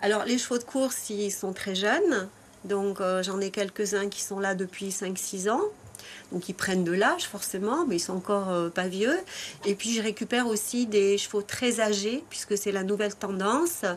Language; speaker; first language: French; native; French